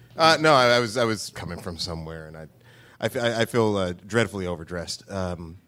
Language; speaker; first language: English; native; English